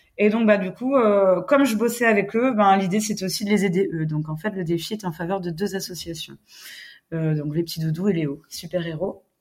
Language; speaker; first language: French; non-native, fluent; English